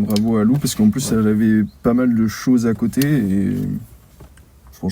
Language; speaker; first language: French; native; French